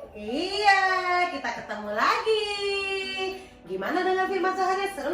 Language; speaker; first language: Indonesian; native; Indonesian